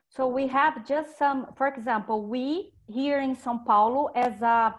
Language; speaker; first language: English; non-native, fluent; Portuguese